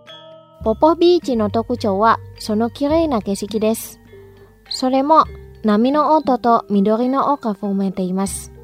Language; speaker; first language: Japanese; non-native, fluent; Indonesian